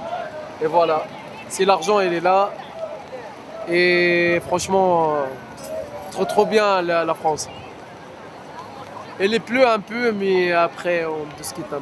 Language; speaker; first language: French; non-native, learner; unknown